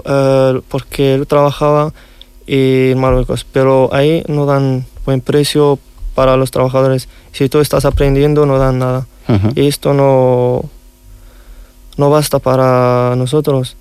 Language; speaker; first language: Spanish; non-native, learner; Riffian